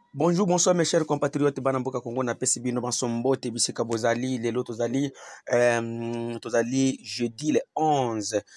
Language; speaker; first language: Lingala; non-native, local second language; Swahili